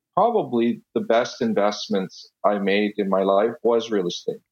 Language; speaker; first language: English; non-native, fluent; Italian